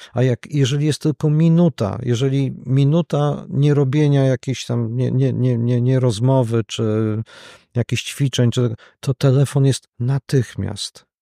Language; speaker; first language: Polish; native; Polish